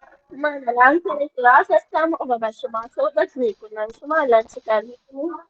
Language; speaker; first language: Persian; non-native, learner; Urdu